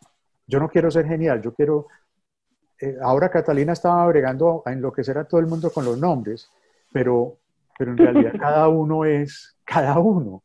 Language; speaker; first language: Spanish; native; Spanish